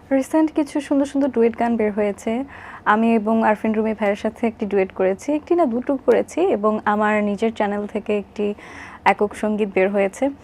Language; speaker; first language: Bangla; native; Bangla